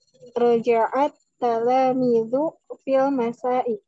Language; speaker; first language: Arabic; non-native, learner; Indonesian